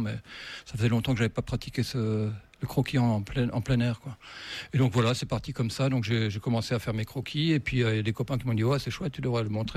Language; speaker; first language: French; native; French